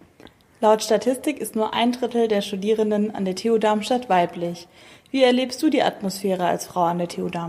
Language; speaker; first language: German; native; German